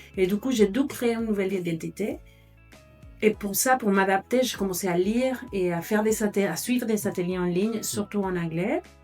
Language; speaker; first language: French; non-native, fluent; Spanish